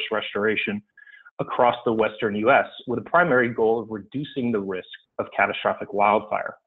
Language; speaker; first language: English; native; English